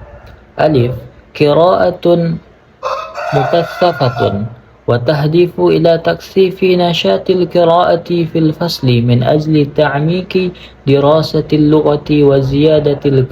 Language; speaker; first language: Arabic; non-native, learner; Indonesian